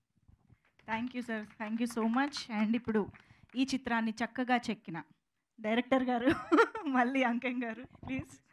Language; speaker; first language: Telugu; native; Telugu